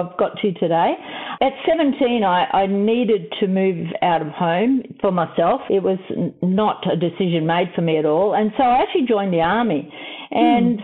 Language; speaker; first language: English; native; English